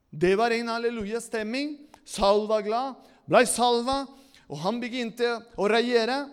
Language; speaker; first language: Norwegian; non-native, fluent; Spanish